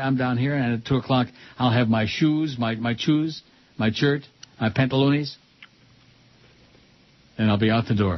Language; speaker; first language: English; native; English